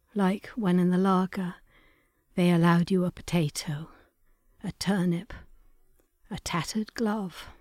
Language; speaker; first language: English; native; English